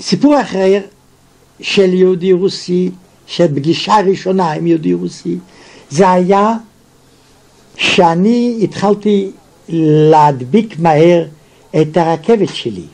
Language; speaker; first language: Hebrew; non-native, fluent; Yiddish